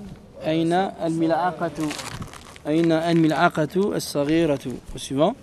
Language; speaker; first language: Arabic; non-native, learner; French